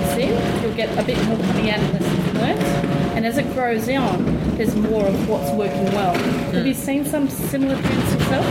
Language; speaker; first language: English; native; English